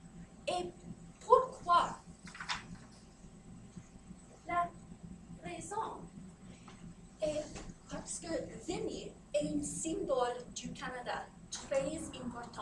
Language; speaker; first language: French; non-native, fluent; English